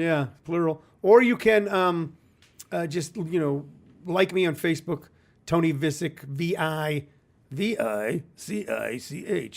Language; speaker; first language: English; native; English